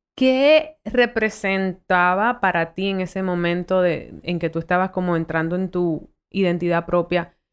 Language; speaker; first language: Spanish; early bilingual, heritage; Spanish